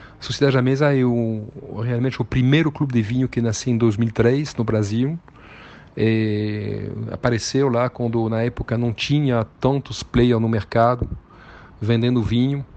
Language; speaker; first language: Portuguese; non-native, fluent; French